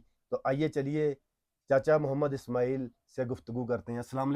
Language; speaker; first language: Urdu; non-native, local second language; Punjabi